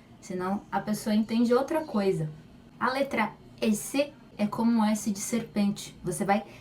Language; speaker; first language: Portuguese; native; Portuguese